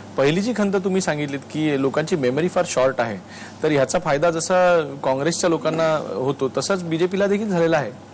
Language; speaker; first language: Marathi; native; Marathi